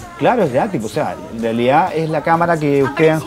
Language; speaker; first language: Spanish; native; Spanish